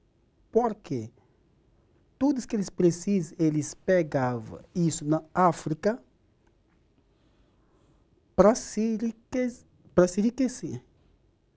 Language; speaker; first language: Portuguese; non-native, learner; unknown